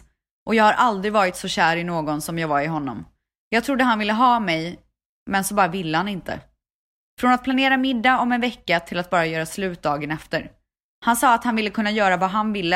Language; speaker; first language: Swedish; native; Swedish